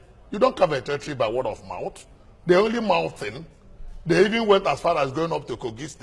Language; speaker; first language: English; non-native, local second language; Igbo